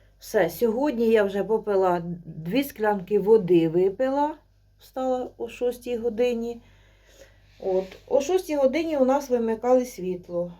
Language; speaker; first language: Ukrainian; non-native, local second language; Russian